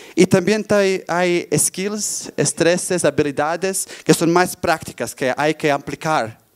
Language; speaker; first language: Spanish; non-native, fluent; Bosnian